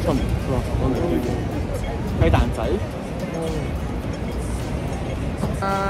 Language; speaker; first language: Korean; non-native, learner; Cantonese